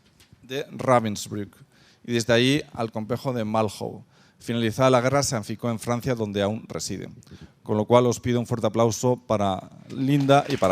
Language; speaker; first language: Spanish; native; Spanish